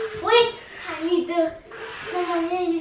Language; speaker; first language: English; early bilingual, heritage; English